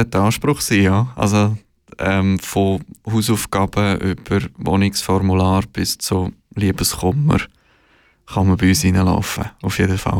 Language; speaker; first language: German; native; German